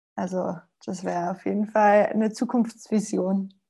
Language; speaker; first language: German; non-native, fluent; Spanish